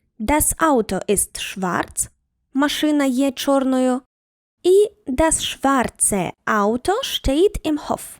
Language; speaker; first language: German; non-native, fluent; Ukrainian